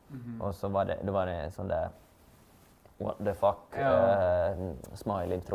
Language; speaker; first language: Swedish; native; Swedish